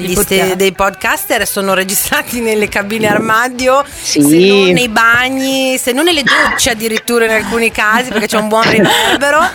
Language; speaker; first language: Italian; native; Italian